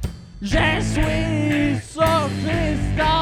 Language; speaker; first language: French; non-native, learner; English